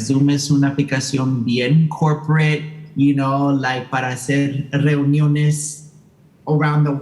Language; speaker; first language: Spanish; early bilingual, heritage; Spanish